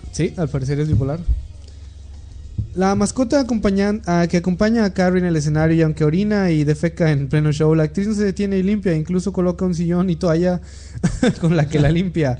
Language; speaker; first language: Spanish; native; Spanish